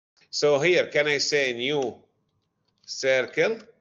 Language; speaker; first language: English; non-native, fluent; Arabic